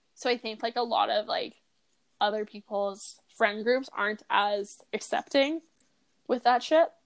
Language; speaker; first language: English; native; English